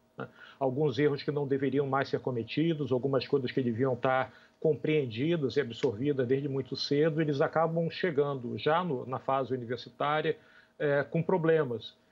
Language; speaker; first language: Portuguese; native; Portuguese